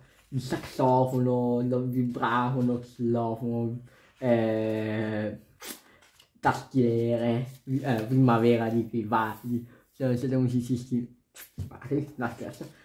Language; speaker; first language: Italian; native; Italian